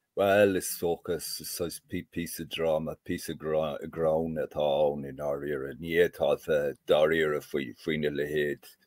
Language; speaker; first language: Irish; native; Irish